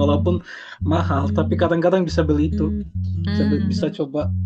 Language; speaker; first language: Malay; non-native, fluent; Turkish